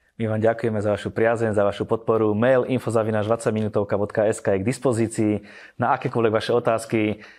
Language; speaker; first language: Slovak; native; Slovak